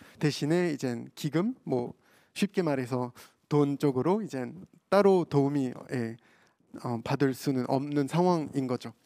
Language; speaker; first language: Korean; non-native, fluent; French